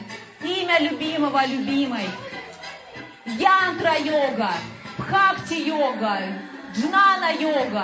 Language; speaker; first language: Russian; native; Russian